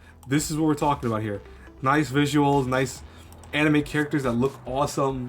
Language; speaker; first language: English; native; English